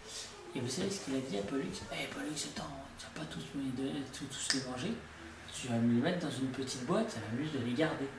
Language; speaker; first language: French; native; French